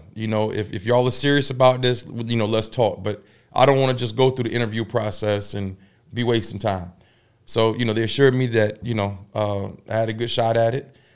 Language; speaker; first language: English; native; English